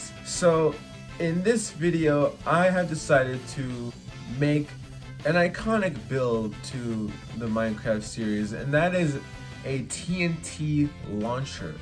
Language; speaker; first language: English; native; English